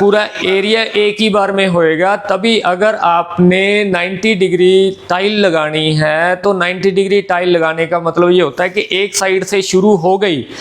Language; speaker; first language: Hindi; non-native, local second language; Punjabi